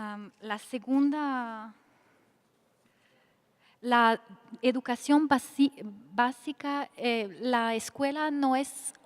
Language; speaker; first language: Spanish; non-native, fluent; French